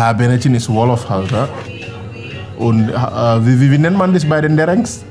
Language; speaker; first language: German; non-native, learner; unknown